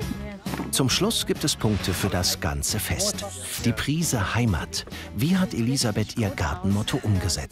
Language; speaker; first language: German; native; German